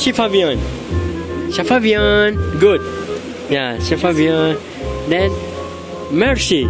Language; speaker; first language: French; non-native, learner; Malay